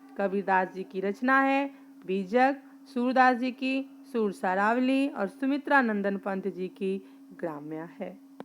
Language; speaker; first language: Hindi; native; Hindi